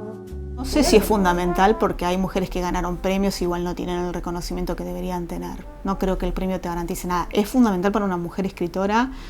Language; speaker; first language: Spanish; native; Spanish